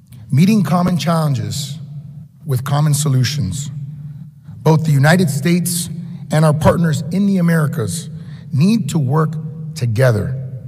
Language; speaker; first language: English; early bilingual, other home language; Spanish